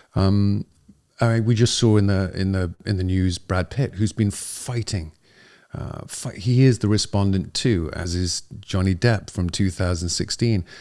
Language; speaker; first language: English; native; English